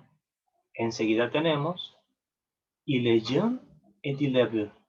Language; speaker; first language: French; non-native, learner; Spanish